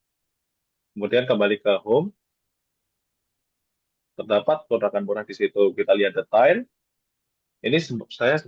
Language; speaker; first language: Indonesian; native; Indonesian